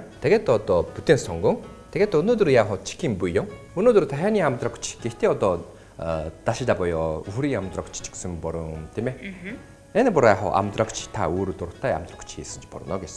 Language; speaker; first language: Mongolian; non-native, fluent; Japanese